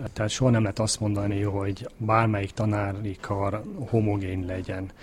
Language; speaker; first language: Hungarian; early bilingual, heritage; German